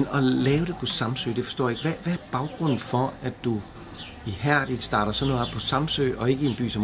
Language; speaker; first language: Danish; native; Danish